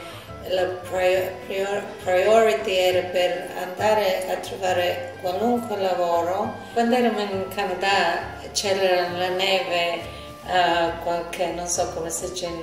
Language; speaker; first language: Italian; early bilingual, heritage; Italian